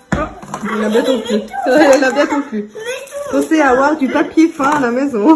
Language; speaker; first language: French; native; French